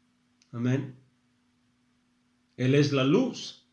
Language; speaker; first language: Spanish; non-native, fluent; Portuguese